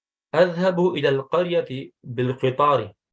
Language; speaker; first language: Arabic; non-native, learner; English